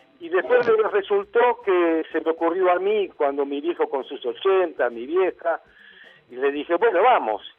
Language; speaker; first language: Spanish; early bilingual, other home language; Hungarian